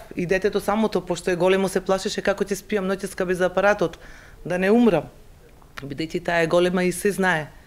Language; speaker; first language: Macedonian; native; Macedonian